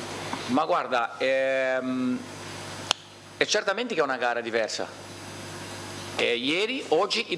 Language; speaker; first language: Italian; non-native, fluent; Portuguese